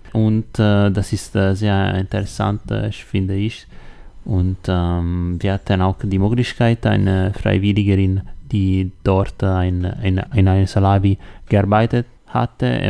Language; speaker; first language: German; non-native, learner; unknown